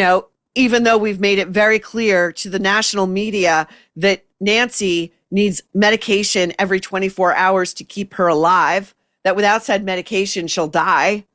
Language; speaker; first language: English; native; English